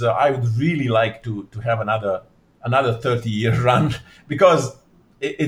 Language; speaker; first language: English; non-native, fluent; Bosnian